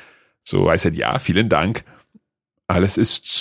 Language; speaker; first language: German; non-native, learner; English